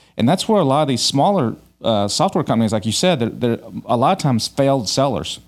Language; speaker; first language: English; native; English